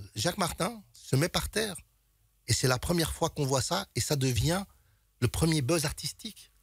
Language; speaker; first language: French; native; French